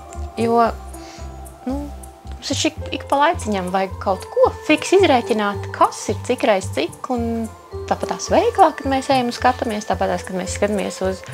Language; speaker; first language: Latvian; native; Latvian